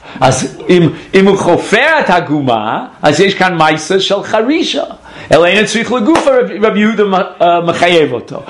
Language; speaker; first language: Hebrew; non-native, fluent; English